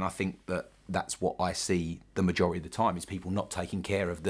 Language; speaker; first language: English; native; English